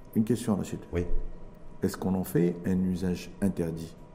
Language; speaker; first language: French; non-native, local second language; Arabic